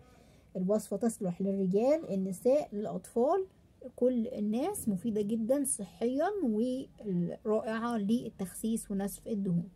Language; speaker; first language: Arabic; native; Arabic